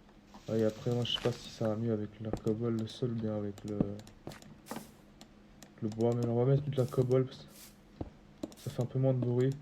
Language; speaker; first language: French; native; French